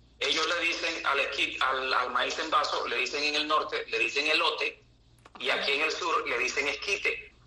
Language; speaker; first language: Spanish; native; Spanish